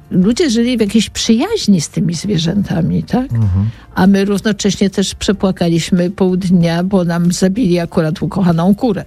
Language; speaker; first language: Polish; native; Polish